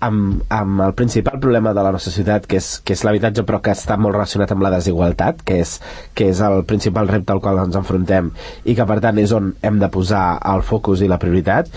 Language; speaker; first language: Catalan; native; Catalan